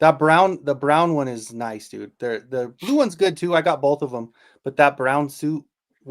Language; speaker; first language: English; native; English